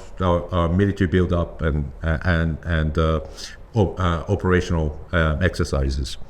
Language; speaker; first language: English; non-native, fluent; Japanese